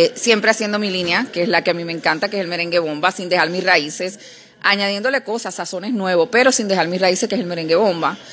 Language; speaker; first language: Spanish; native; Spanish